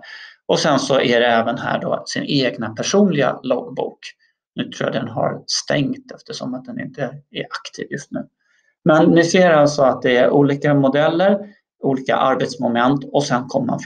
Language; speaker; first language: Swedish; native; Swedish